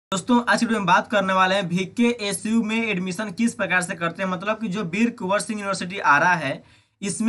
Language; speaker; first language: Hindi; native; Hindi